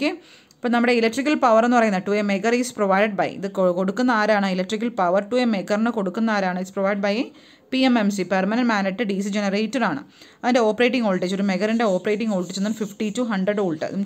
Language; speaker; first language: English; non-native, local second language; Malayalam